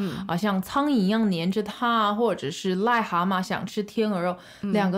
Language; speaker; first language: Chinese; native; Chinese